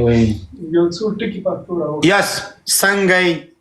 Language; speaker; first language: English; non-native, learner; Pashto